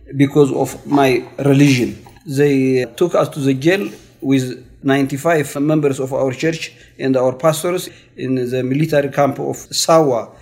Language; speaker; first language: English; non-native, learner; Tigrinya